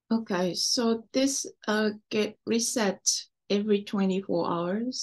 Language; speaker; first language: English; non-native, fluent; Japanese